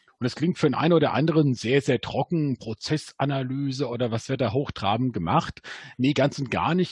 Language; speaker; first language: German; native; German